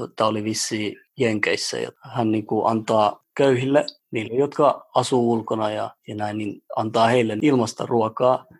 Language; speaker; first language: Finnish; early bilingual, other home language; Albanian